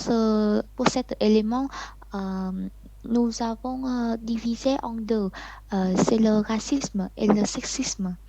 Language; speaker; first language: French; non-native, learner; Vietnamese